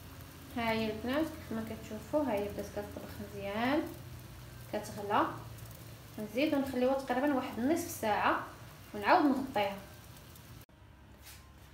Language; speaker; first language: Arabic; native; Arabic